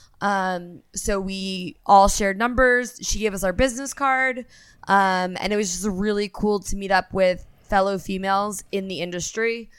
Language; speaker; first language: English; native; English